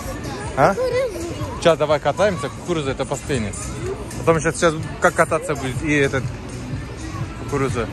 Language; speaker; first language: Russian; non-native, learner; Turkish